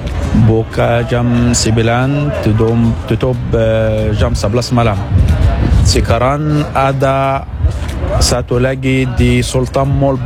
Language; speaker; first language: Indonesian; non-native, learner; Arabic